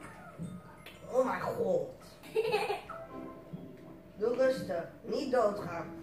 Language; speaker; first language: Dutch; early bilingual, other home language; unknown